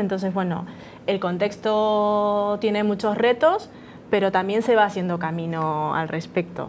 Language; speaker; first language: Spanish; native; Spanish